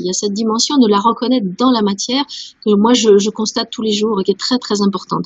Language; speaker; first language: French; native; French